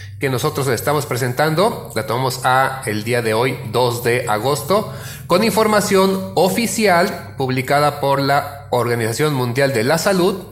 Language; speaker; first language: Spanish; native; Spanish